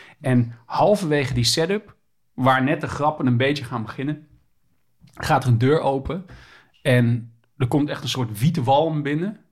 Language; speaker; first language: Dutch; native; Dutch